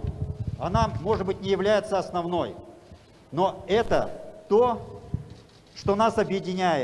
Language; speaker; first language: Russian; native; Russian